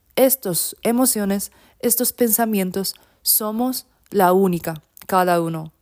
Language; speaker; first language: Spanish; non-native, fluent; Japanese